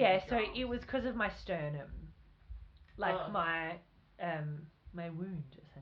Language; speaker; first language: English; native; English